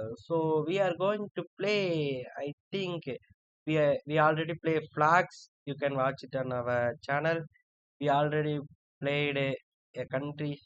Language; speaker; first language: English; non-native, local second language; Tamil